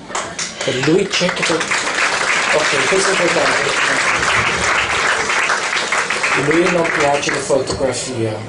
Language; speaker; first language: Italian; non-native, learner; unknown